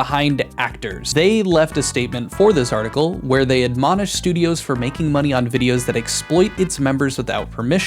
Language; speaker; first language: English; native; English